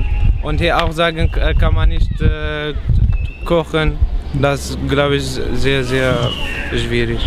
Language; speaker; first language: German; non-native, learner; Kurdish